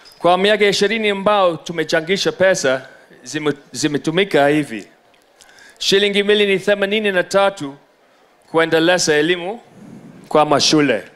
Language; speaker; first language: Swahili; non-native, local second language; English